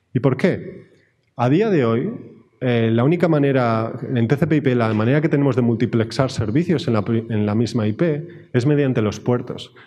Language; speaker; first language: Spanish; native; Spanish